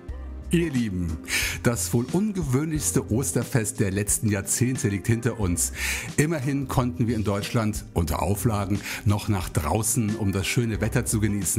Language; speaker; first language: German; native; German